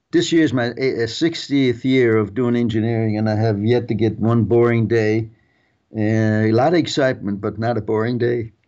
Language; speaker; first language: English; early bilingual, other home language; German